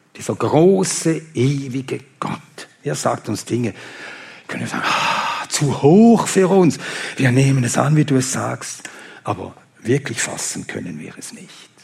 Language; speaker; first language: German; non-native, fluent; Swedish